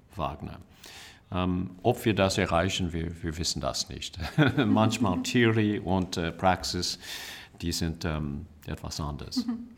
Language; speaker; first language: German; non-native, learner; English